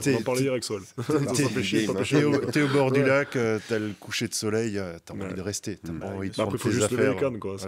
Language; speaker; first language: French; native; French